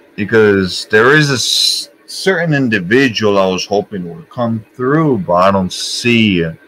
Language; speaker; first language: English; native; English